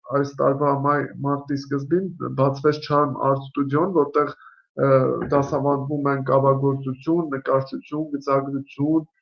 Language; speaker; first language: Armenian; native; Armenian